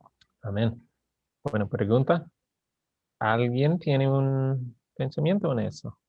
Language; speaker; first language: Spanish; non-native, learner; English